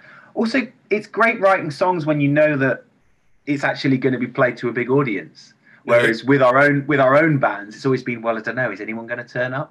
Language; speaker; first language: English; native; English